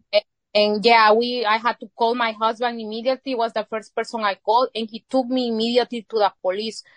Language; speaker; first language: English; non-native, fluent; Spanish